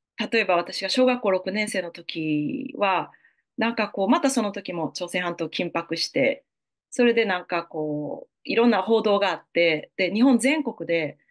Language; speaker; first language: Japanese; native; Japanese